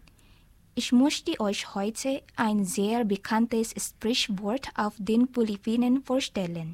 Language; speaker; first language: German; non-native, learner; Filipino